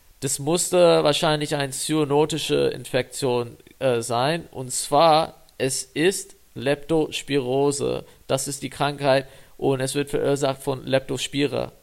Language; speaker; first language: German; non-native, fluent; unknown